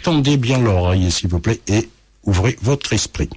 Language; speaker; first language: French; early bilingual, other home language; Portuguese